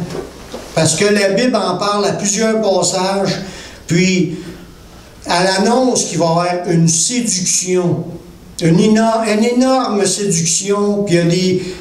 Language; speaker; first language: French; native; French